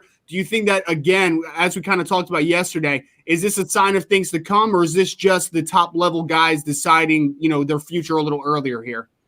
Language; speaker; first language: English; native; English